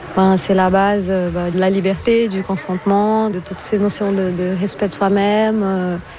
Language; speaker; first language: French; non-native, fluent; Portuguese